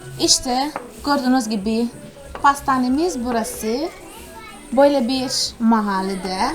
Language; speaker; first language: Turkish; non-native, fluent; Portuguese